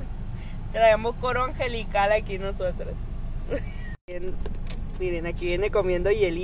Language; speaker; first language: Spanish; native; Spanish